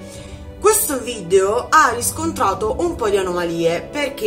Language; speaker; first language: Italian; native; Italian